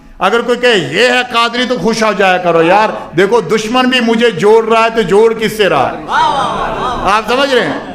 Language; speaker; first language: Urdu; non-native, local second language; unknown